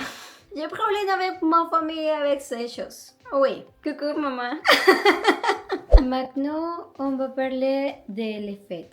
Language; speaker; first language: French; non-native, learner; Spanish